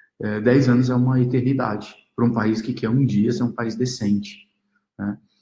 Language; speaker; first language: Portuguese; native; Portuguese